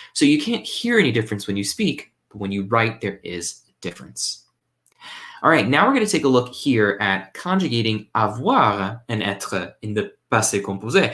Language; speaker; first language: English; native; English